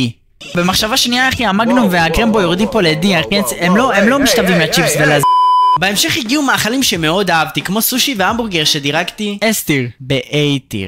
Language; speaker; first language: Hebrew; native; Hebrew